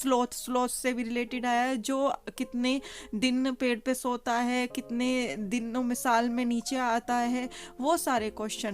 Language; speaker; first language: Hindi; native; Hindi